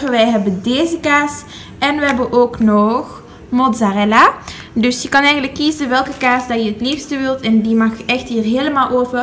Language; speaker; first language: Dutch; native; Dutch